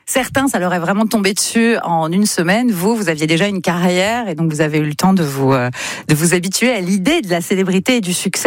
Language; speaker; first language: French; native; French